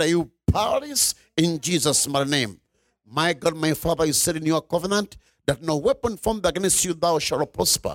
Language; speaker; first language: English; non-native, local second language; Ganda